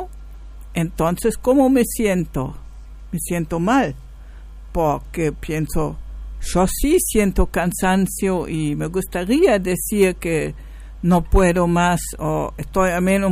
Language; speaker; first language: Spanish; native; Spanish